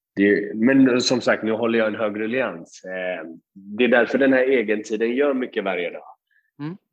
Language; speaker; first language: Swedish; early bilingual, other home language; Persian